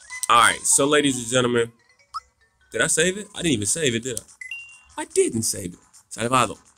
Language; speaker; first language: English; native; English